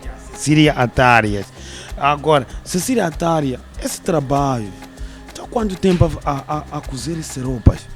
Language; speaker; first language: Portuguese; non-native, learner; Kinyarwanda